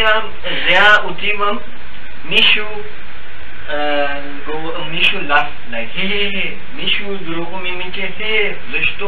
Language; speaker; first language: Bulgarian; non-native, learner; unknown